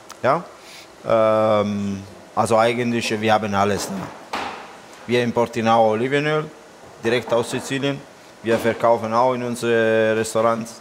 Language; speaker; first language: German; non-native, learner; Italian